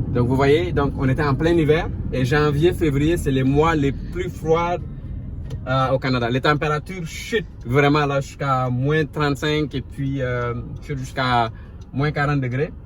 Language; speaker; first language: French; non-native, local second language; Wolof